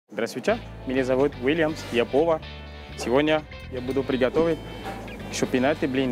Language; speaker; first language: Russian; non-native, learner; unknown